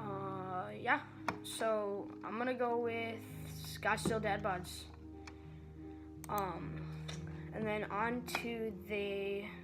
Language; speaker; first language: English; native; English